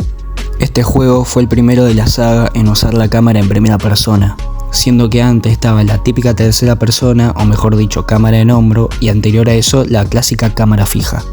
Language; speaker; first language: Spanish; native; Spanish